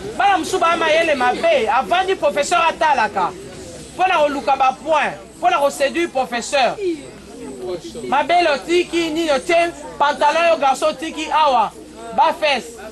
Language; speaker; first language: Lingala; non-native, local second language; Kongo